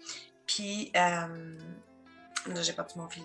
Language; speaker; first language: French; native; French